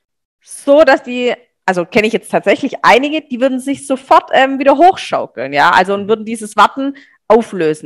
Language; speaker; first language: German; native; German